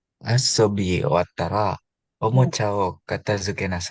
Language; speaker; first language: Japanese; non-native, learner; Indonesian